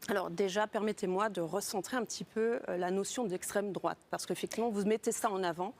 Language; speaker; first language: French; native; French